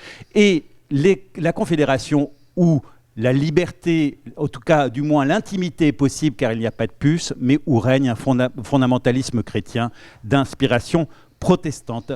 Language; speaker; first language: French; native; French